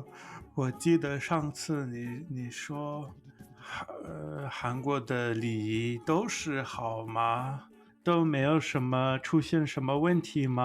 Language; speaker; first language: Chinese; non-native, fluent; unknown